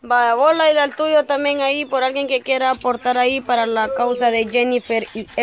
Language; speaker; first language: Spanish; native; Spanish